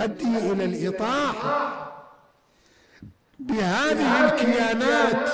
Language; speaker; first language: Arabic; native; Arabic